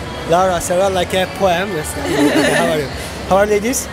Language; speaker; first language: English; non-native, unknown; Turkish